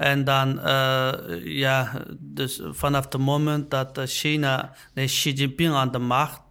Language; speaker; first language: Dutch; non-native, learner; Uyghur